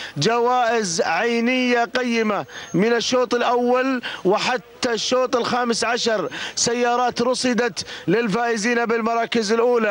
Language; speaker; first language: Arabic; native; Arabic